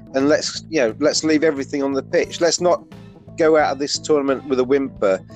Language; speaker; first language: English; native; English